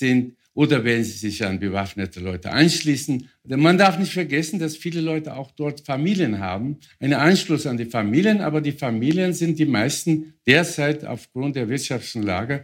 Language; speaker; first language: German; non-native, fluent; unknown